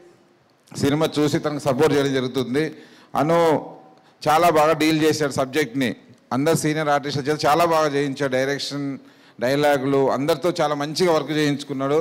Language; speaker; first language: Telugu; native; Telugu